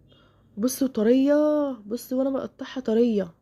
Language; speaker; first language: Arabic; native; Arabic